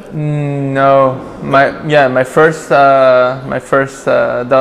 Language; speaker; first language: English; non-native, learner; Portuguese